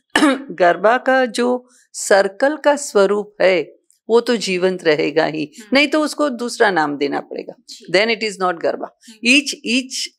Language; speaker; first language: Hindi; non-native, local second language; Gujarati